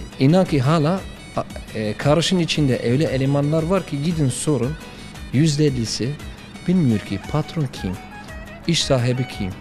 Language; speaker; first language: Turkish; non-native, learner; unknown